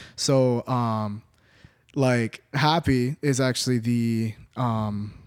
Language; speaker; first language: English; native; English